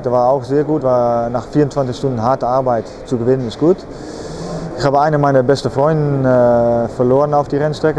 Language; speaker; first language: German; non-native, learner; Dutch